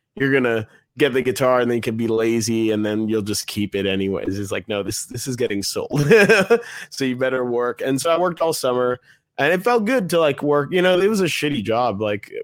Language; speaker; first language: English; native; English